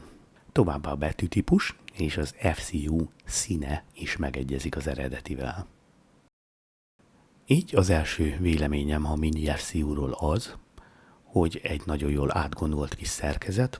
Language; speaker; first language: Hungarian; native; Hungarian